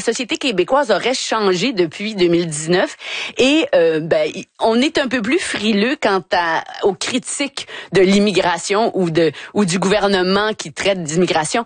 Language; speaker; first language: French; native; French